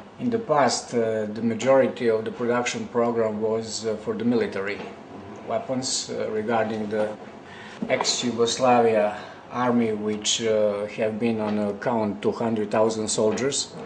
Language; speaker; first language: English; non-native, learner; Serbian